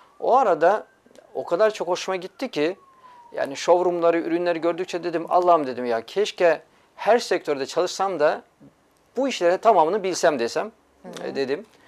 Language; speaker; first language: Turkish; early bilingual, heritage; Turkish